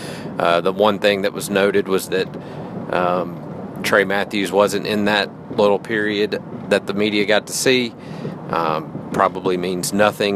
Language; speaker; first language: English; native; English